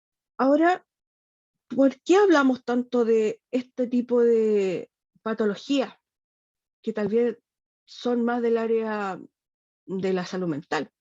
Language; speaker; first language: Spanish; native; Spanish